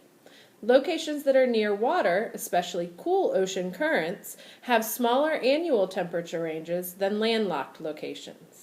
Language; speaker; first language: English; native; English